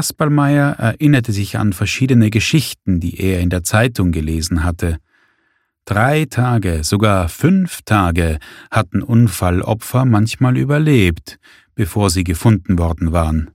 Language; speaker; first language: German; native; German